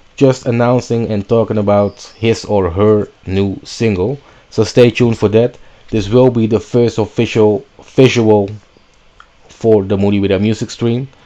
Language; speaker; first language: English; non-native, fluent; Dutch